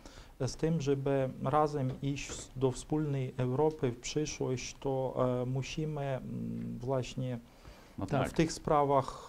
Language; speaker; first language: Polish; non-native, fluent; Ukrainian